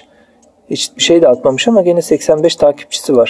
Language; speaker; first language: Turkish; native; Turkish